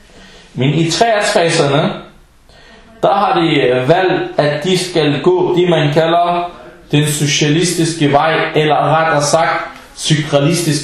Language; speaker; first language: Danish; early bilingual, other home language; Arabic